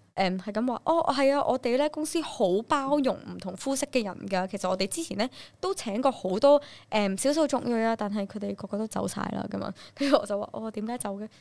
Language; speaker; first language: Cantonese; early bilingual, other home language; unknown